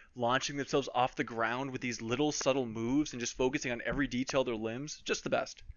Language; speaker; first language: English; native; English